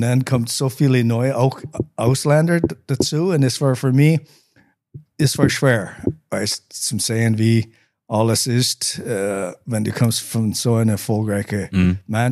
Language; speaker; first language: German; non-native, learner; English